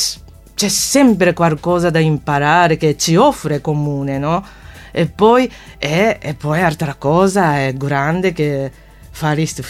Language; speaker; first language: Italian; non-native, fluent; Japanese